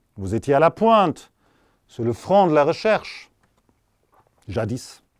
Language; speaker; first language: French; non-native, fluent; German